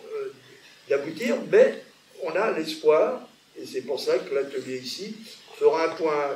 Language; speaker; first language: French; native; French